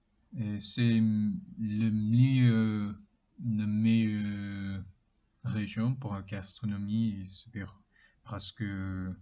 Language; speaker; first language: French; non-native, learner; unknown